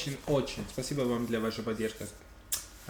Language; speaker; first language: Russian; non-native, learner; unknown